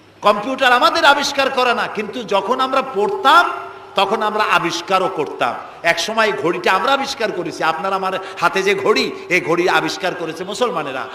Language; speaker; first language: Bangla; native; Bangla